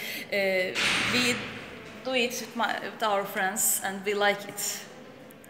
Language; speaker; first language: English; non-native, fluent; Turkish